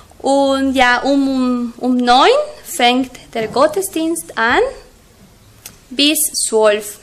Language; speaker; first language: German; non-native, learner; Spanish